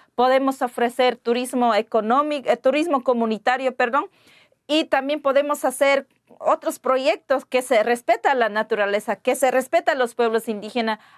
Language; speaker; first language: Spanish; non-native, local second language; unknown